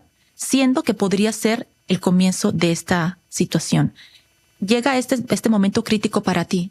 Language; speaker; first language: Spanish; native; Spanish